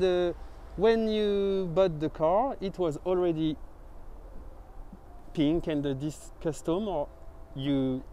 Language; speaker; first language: English; non-native, learner; French